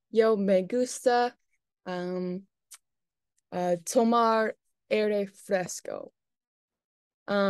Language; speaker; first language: Spanish; non-native, learner; English